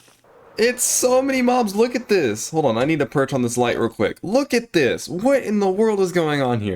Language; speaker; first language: English; native; English